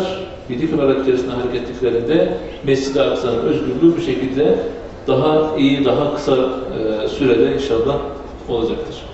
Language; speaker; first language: Turkish; native; Turkish